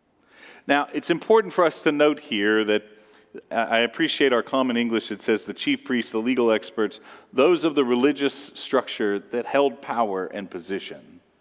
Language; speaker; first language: English; native; English